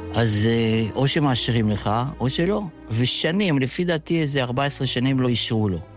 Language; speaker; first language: Hebrew; non-native, fluent; Yiddish